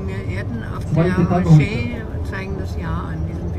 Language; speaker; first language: German; native; German